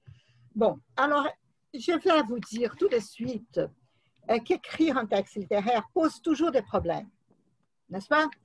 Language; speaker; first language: French; non-native, fluent; Portuguese